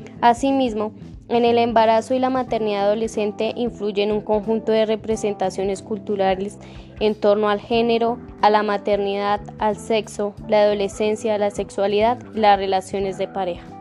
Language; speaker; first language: Spanish; native; Spanish